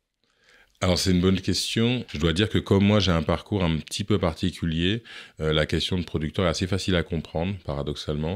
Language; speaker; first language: French; native; French